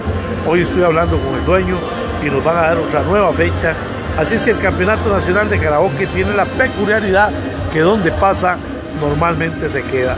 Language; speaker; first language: Spanish; native; Spanish